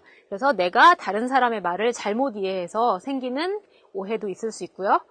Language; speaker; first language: Korean; native; Korean